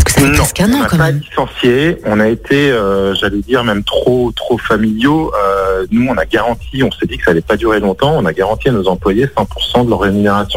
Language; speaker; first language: French; native; French